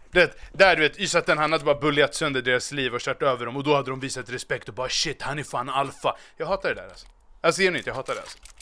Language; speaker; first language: Swedish; native; Swedish